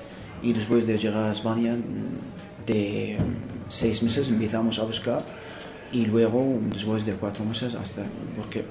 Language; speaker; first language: Spanish; non-native, fluent; Arabic